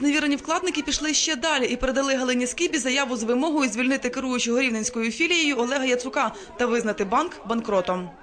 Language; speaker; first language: Ukrainian; native; Ukrainian